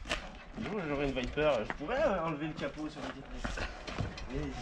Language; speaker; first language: French; native; French